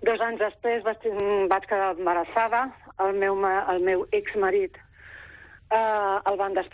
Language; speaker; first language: Catalan; non-native, local second language; Spanish